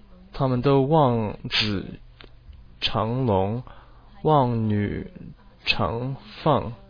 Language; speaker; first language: Chinese; non-native, learner; English